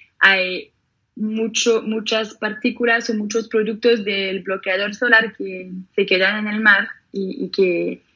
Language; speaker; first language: Spanish; non-native, fluent; French